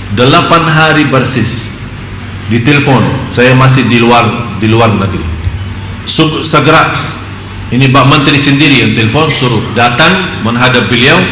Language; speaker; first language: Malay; non-native, fluent; Arabic